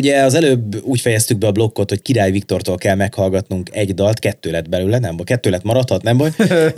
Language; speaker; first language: Hungarian; native; Hungarian